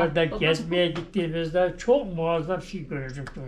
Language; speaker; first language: Turkish; native; Turkish